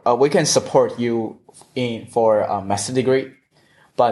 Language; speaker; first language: English; non-native, fluent; Chinese